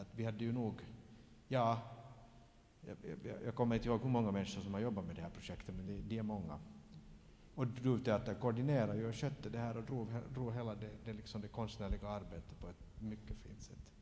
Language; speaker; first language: Swedish; native; Swedish